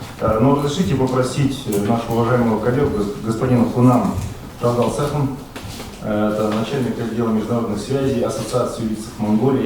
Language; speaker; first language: Russian; native; Russian